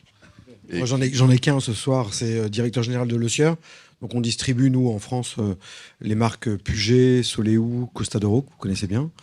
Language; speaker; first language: French; native; French